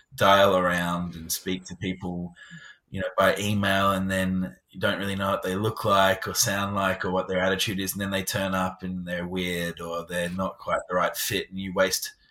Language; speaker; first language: English; native; English